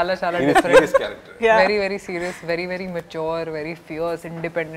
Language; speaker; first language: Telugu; non-native, fluent; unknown